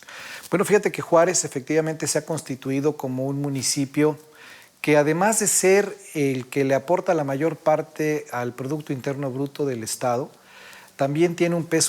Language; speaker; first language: Spanish; native; Spanish